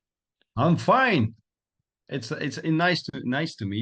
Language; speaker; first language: English; non-native, fluent; French